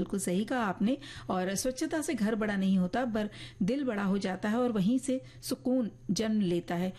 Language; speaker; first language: Hindi; native; Hindi